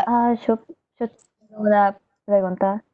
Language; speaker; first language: Spanish; non-native, learner; English